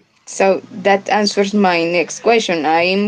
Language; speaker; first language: English; non-native, fluent; Spanish